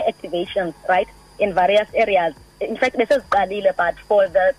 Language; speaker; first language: English; non-native, local second language; Xhosa